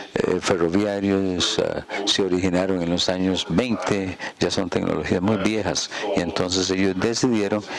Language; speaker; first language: Spanish; non-native, fluent; German